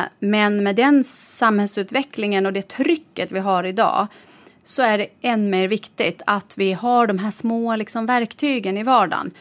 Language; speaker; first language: Swedish; native; Swedish